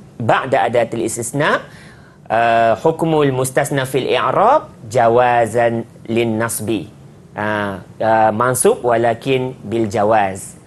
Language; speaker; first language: Arabic; non-native, fluent; Malay